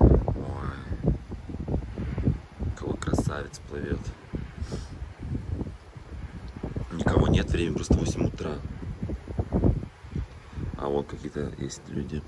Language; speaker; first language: Russian; native; Russian